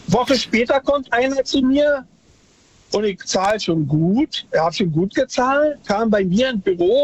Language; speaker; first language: German; native; German